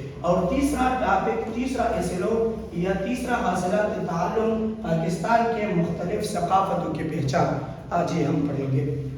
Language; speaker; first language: Urdu; non-native, local second language; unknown